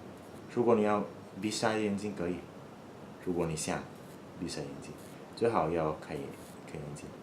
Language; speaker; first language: Chinese; non-native, fluent; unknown